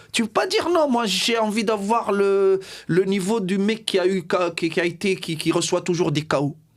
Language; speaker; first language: French; non-native, local second language; Arabic